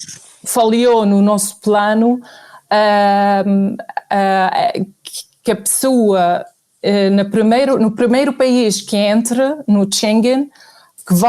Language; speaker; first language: Portuguese; non-native, fluent; Arabic